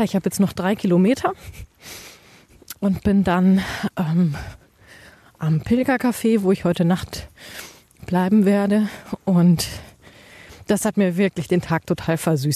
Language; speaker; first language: German; native; German